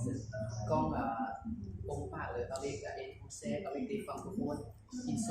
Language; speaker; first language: French; non-native, learner; Lao